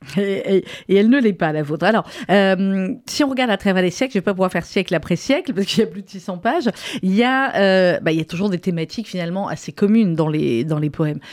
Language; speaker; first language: French; native; French